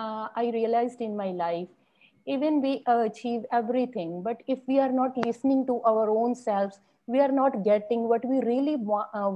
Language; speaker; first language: English; non-native, local second language; Punjabi